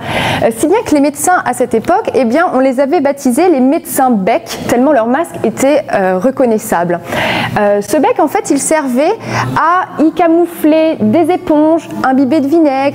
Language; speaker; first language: French; native; French